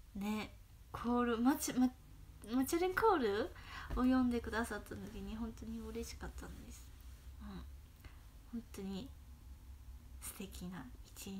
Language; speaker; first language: Japanese; non-native, fluent; Chinese